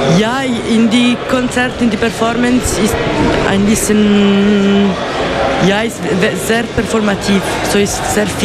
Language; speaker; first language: German; non-native, local second language; Italian